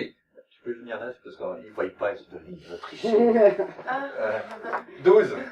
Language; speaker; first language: French; native; French